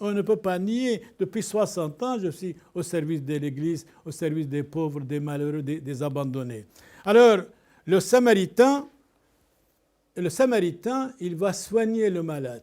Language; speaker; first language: French; non-native, local second language; Arabic